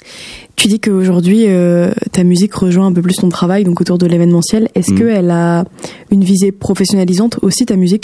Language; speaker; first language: French; native; French